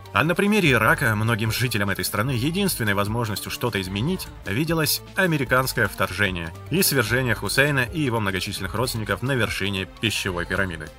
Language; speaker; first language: Russian; native; Russian